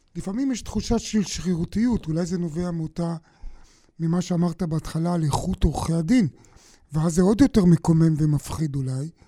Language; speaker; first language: Hebrew; native; Hebrew